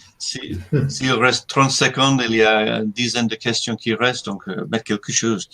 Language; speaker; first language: French; non-native, fluent; English